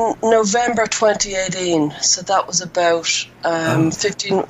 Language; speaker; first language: English; native; English